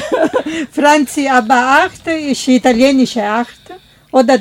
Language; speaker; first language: German; non-native, learner; Italian